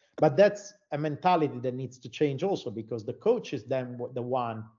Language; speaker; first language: English; non-native, fluent; Italian